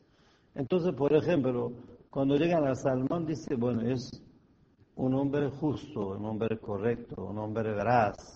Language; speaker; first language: Spanish; non-native, fluent; Persian